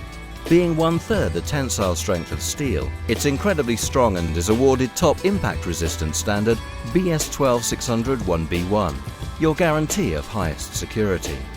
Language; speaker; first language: English; native; English